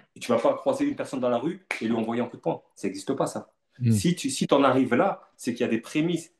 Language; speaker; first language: French; native; French